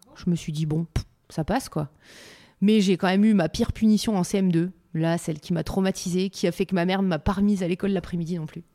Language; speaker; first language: French; native; French